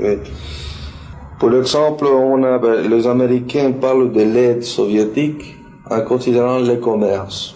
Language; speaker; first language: French; non-native, fluent; Spanish